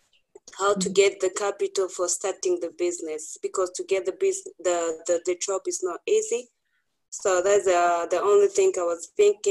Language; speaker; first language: English; non-native, local second language; Kinyarwanda